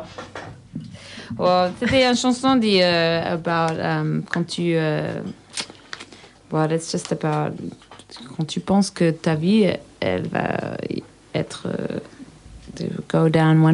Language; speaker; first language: French; non-native, learner; English